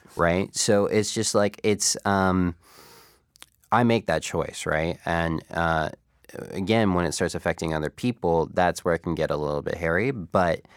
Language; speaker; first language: English; native; English